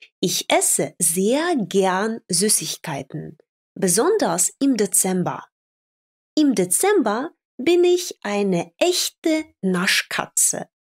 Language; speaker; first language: German; non-native, fluent; Russian